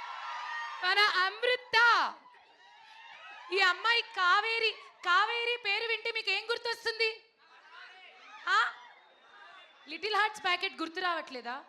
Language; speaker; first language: Telugu; native; Telugu